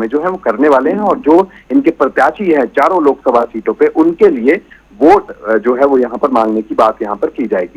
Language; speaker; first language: Hindi; native; Hindi